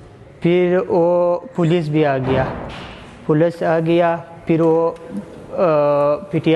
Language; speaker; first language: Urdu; non-native, local second language; Pashto